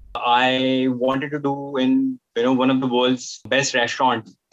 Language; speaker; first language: English; non-native, local second language; Hindi